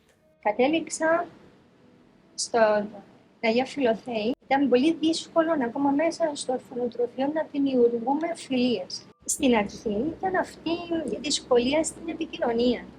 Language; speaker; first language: Greek; native; Greek